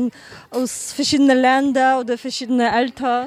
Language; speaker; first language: German; non-native, learner; Ukrainian